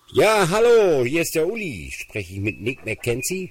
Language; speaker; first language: German; native; German